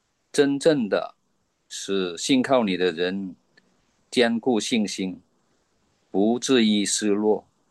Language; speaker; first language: Chinese; native; Chinese